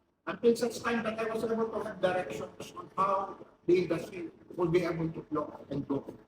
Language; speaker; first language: English; non-native, local second language; Filipino